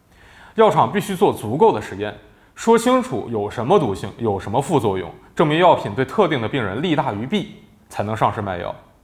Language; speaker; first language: Chinese; native; Chinese